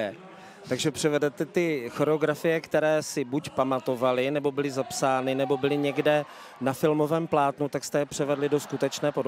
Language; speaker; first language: Czech; native; Czech